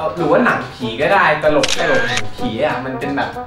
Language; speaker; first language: Thai; early bilingual, heritage; English